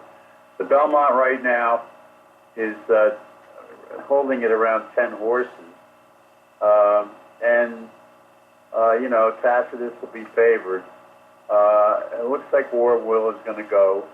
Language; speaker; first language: English; native; English